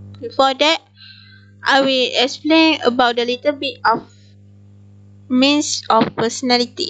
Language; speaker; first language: English; non-native, local second language; Malay